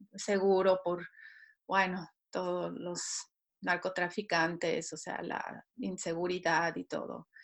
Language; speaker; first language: Spanish; non-native, fluent; Swiss German